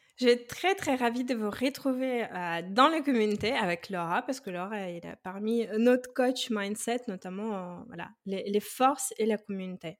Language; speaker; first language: French; non-native, fluent; Russian